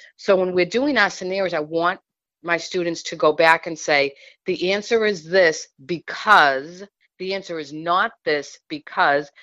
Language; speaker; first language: English; native; English